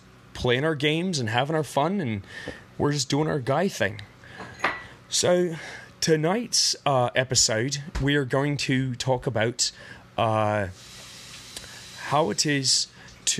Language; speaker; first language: English; native; English